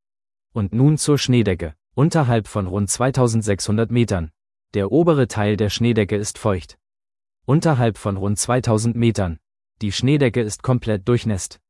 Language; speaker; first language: German; native; German